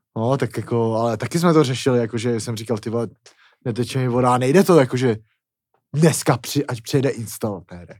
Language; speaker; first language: Czech; native; Czech